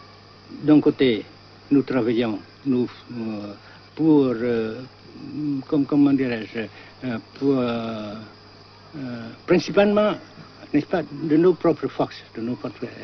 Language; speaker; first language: French; non-native, local second language; Vietnamese